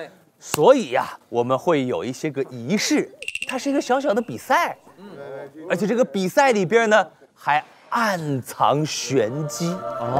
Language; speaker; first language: Chinese; native; Chinese